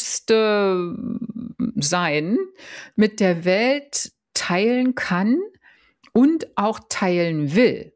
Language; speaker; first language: German; native; German